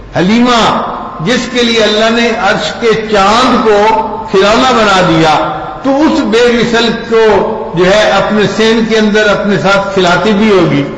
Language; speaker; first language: Urdu; non-native, local second language; Punjabi